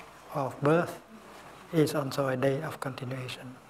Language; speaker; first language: English; non-native, fluent; Vietnamese